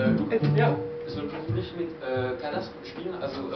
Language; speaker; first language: German; non-native, fluent; French